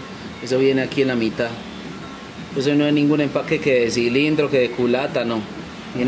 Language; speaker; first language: Spanish; native; Spanish